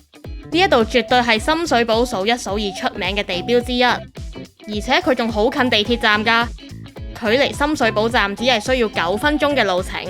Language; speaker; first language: Cantonese; native; Cantonese